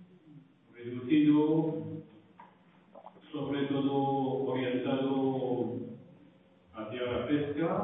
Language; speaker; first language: Spanish; non-native, fluent; French